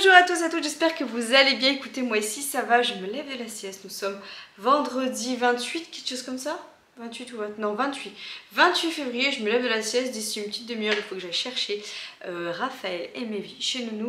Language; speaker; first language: French; native; French